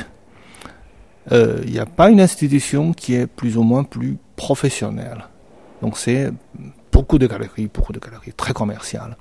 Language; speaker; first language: French; non-native, fluent; Chinese